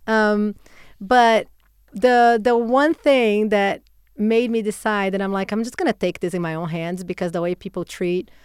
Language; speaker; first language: English; non-native, fluent; Portuguese